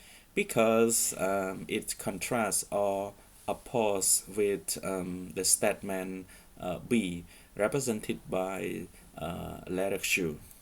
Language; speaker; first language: English; non-native, fluent; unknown